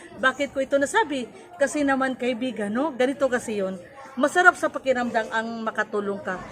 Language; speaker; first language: Filipino; non-native, local second language; Cebuano